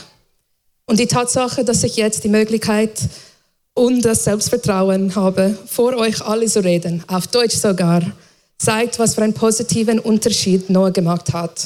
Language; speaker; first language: German; non-native, fluent; English